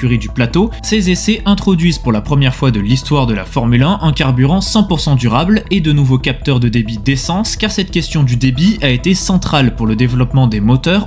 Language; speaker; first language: French; native; French